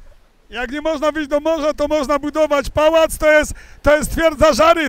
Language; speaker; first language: Polish; native; Polish